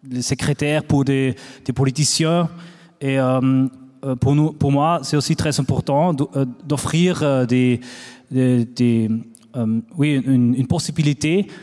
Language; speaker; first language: French; non-native, fluent; German